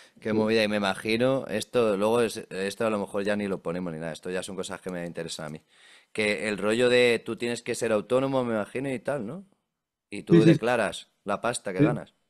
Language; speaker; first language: Spanish; native; Spanish